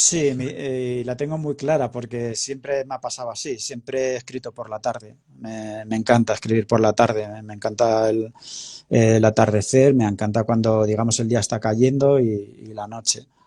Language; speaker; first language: Spanish; native; Spanish